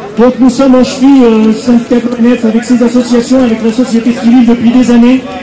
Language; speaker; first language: French; native; French